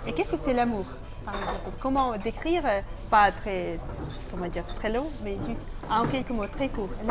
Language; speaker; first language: French; non-native, fluent; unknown